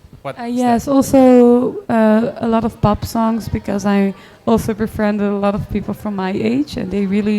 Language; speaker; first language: English; non-native, fluent; Dutch